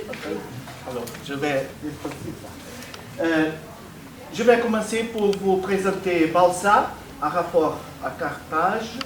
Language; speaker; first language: French; non-native, fluent; Portuguese